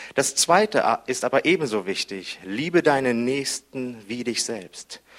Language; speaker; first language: German; native; German